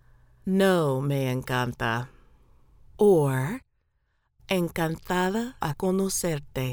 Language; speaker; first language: Spanish; non-native, learner; English